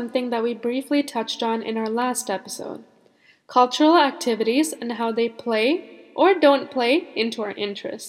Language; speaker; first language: English; early bilingual, other home language; Malayalam